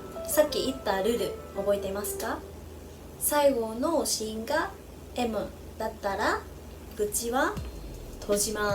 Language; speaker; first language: Japanese; non-native, fluent; Vietnamese